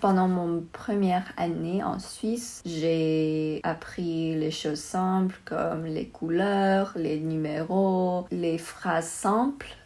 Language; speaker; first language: French; non-native, learner; Chinese